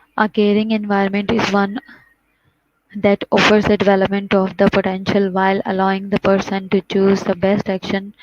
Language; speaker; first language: English; non-native, local second language; Urdu